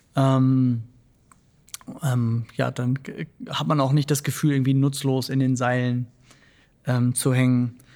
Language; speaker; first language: German; native; German